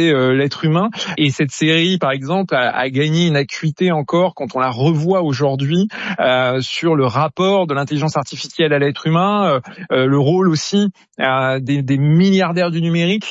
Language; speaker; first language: French; native; French